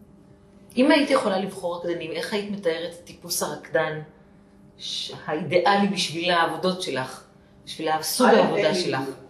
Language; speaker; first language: Hebrew; native; Hebrew